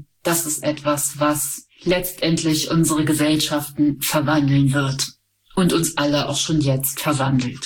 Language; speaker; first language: German; native; German